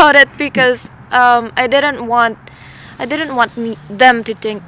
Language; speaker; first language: English; non-native, local second language; Filipino